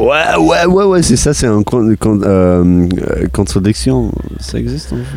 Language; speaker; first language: French; non-native, learner; English